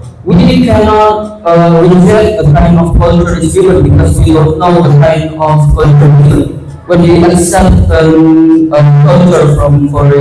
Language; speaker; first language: English; non-native, fluent; Indonesian